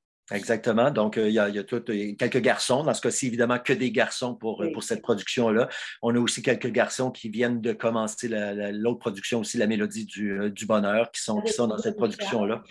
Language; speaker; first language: French; native; French